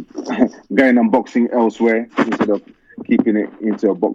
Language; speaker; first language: English; early bilingual, other home language; French